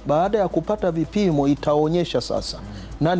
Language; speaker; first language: Swahili; native; Swahili